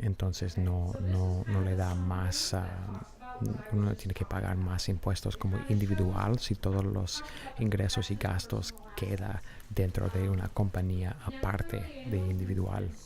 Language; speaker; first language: Spanish; non-native, fluent; English